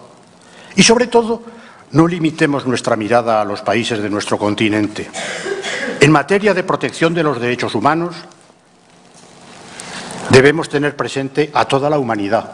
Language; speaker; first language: Spanish; native; Spanish